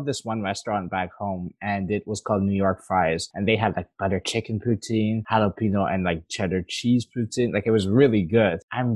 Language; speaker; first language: English; native; English